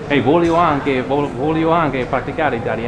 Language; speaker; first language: Italian; non-native, learner; English